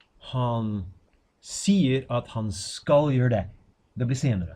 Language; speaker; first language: Norwegian; non-native, fluent; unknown